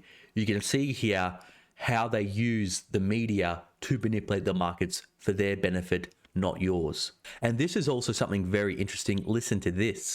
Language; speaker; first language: English; native; English